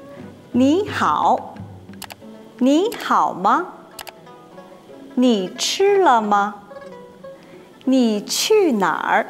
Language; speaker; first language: Chinese; non-native, learner; English